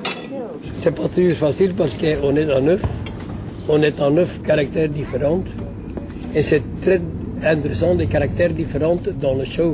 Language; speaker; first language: French; non-native, local second language; Dutch